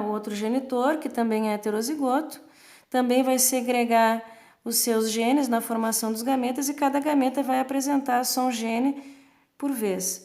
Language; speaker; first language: Portuguese; native; Portuguese